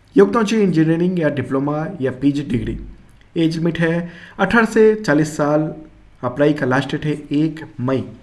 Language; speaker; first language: Hindi; native; Hindi